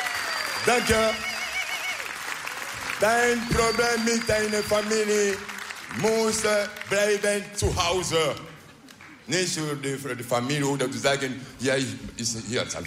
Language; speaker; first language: Dutch; non-native, learner; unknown